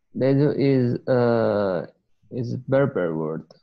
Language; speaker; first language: English; non-native, learner; Arabic